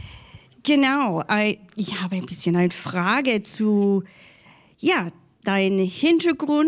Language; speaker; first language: German; non-native, learner; English